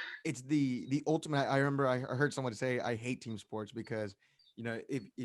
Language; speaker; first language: English; native; English